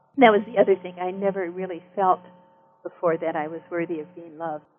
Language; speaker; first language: English; native; English